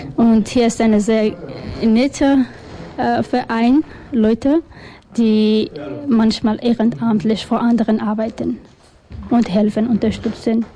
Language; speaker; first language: German; non-native, learner; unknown